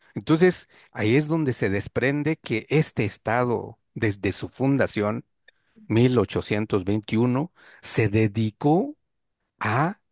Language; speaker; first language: Spanish; non-native, local second language; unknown